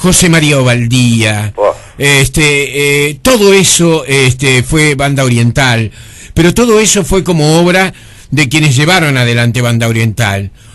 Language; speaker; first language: Spanish; native; Spanish